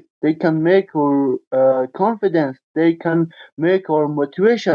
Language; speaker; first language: English; non-native, learner; Persian